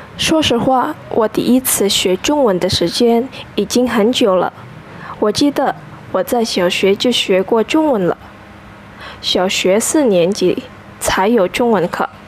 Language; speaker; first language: Chinese; non-native, fluent; Indonesian